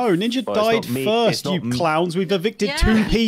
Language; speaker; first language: English; native; English